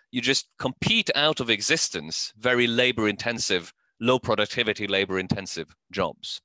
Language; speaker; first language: English; non-native, fluent; Norwegian